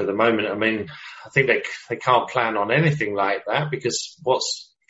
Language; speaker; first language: English; native; English